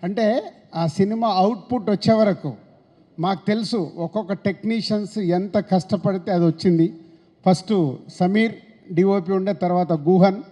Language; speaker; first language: Telugu; native; Telugu